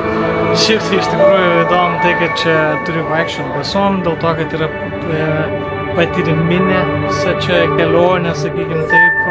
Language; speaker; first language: Lithuanian; native; Lithuanian